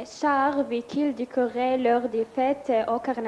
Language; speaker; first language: French; non-native, learner; Arabic